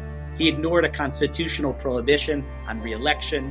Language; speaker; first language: English; native; English